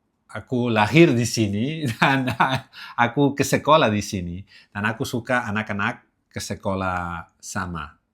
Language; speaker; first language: Indonesian; non-native, learner; Catalan